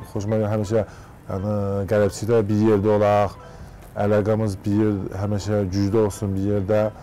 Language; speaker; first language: Azerbaijani; early bilingual, heritage; Azerbaijani